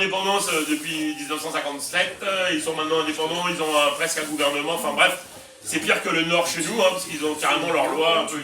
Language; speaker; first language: French; native; French